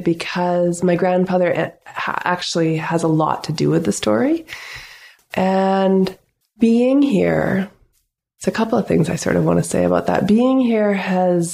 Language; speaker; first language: English; native; English